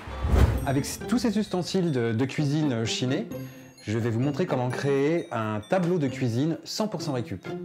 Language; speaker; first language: French; native; French